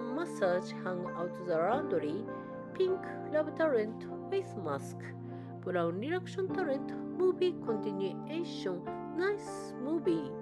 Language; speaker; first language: English; non-native, learner; Japanese